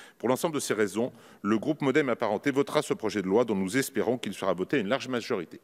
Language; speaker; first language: French; native; French